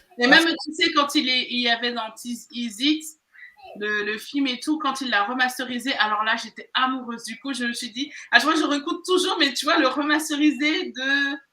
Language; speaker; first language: French; native; French